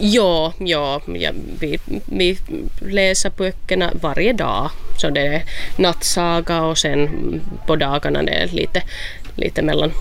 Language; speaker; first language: Swedish; non-native, local second language; Finnish